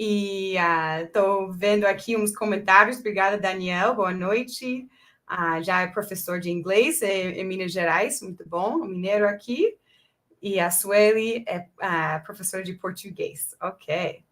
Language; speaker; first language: Portuguese; non-native, fluent; English